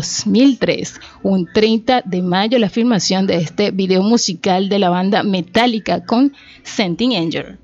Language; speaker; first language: Spanish; native; Spanish